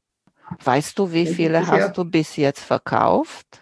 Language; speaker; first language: German; non-native, fluent; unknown